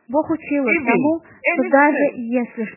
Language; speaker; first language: Russian; native; Russian